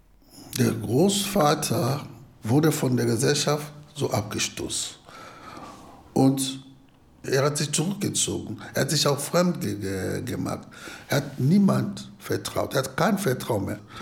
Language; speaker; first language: German; non-native, fluent; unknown